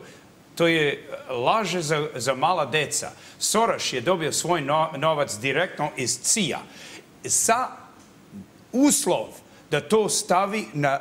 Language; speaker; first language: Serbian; early bilingual, heritage; English